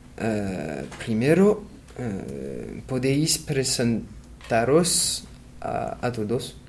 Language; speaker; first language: Spanish; non-native, learner; French